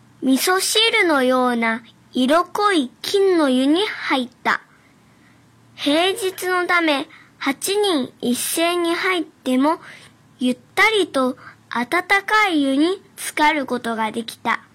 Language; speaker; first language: Japanese; early bilingual, other home language; Chinese